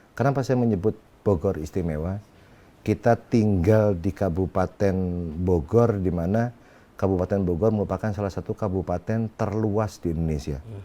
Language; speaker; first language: Indonesian; non-native, local second language; Sundanese